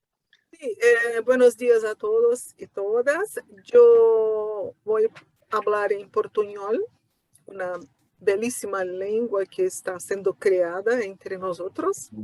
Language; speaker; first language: Spanish; non-native, fluent; Portuguese